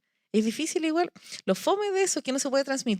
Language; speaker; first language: Spanish; native; Spanish